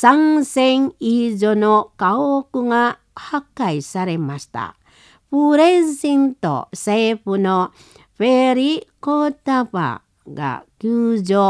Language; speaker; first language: Japanese; non-native, learner; Indonesian